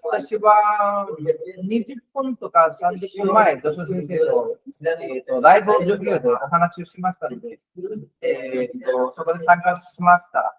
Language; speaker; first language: Japanese; non-native, fluent; Bangla